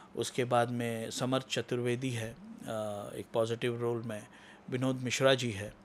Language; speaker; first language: Hindi; non-native, local second language; Marathi